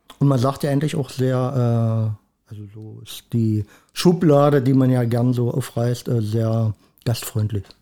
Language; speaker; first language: German; native; German